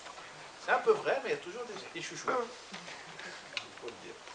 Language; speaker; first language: French; non-native, fluent; Turkish